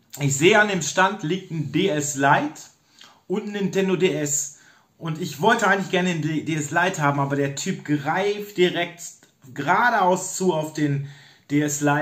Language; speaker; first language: German; native; German